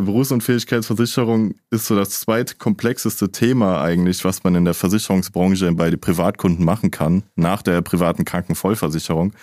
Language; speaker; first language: German; native; German